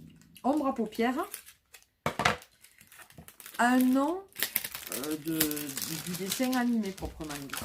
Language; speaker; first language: French; native; French